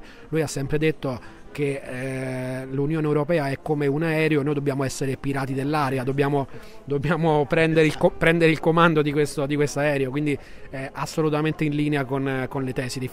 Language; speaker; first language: Italian; native; Italian